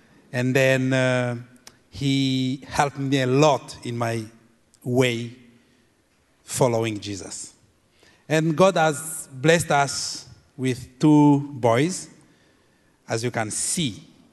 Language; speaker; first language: English; non-native, fluent; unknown